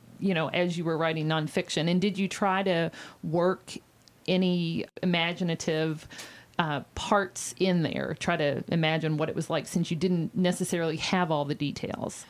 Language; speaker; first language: English; native; English